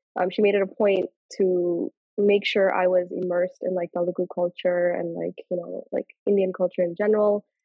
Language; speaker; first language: English; early bilingual, other home language; Telugu